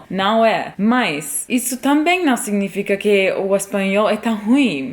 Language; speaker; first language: Portuguese; non-native, fluent; English